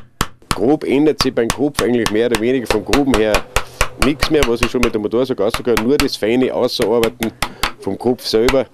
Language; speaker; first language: German; native; German